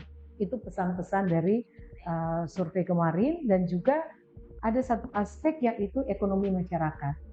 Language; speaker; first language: Indonesian; native; Indonesian